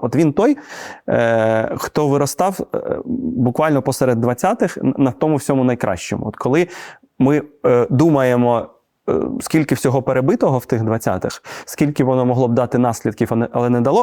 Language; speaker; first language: Ukrainian; native; Ukrainian